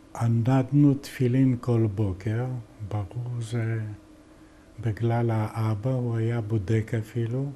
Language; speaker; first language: Hebrew; non-native, fluent; Yiddish